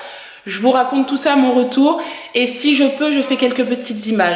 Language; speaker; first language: French; native; French